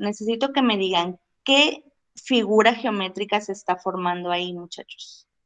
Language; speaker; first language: Spanish; native; Spanish